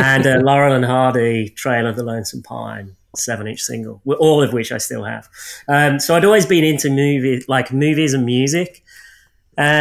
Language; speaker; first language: English; native; English